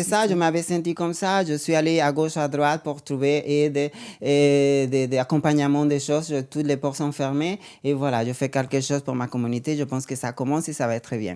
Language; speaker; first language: French; non-native, learner; Spanish